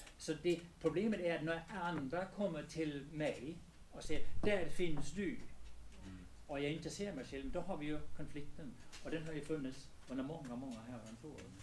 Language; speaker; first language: Swedish; non-native, fluent; Danish